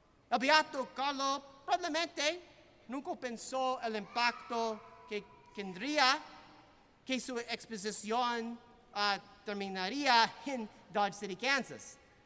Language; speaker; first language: Spanish; non-native, fluent; English